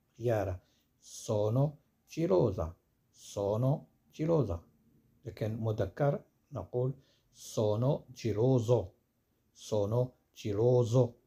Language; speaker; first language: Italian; non-native, fluent; Arabic